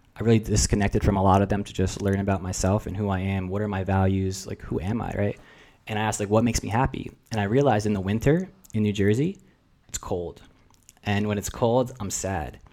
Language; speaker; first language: English; early bilingual, other home language; Russian